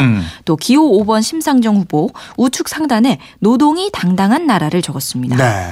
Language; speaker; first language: Korean; native; Korean